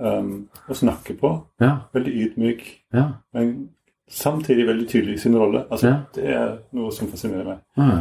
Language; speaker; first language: Norwegian; non-native, fluent; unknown